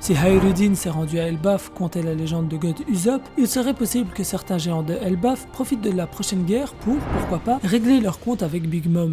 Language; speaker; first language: French; native; French